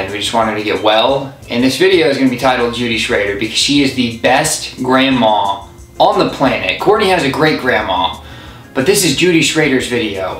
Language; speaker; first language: English; native; English